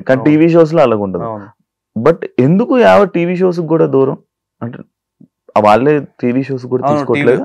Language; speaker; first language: Telugu; native; Telugu